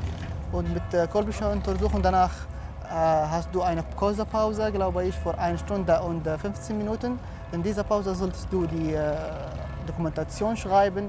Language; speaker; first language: German; non-native, fluent; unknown